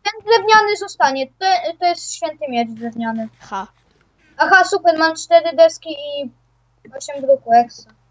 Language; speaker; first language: Polish; native; Polish